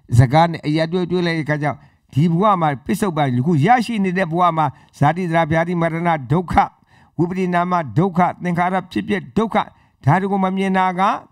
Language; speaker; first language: Burmese; native; Burmese